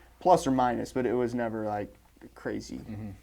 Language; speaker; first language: English; native; English